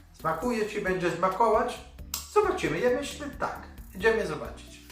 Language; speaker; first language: Polish; non-native, learner; Italian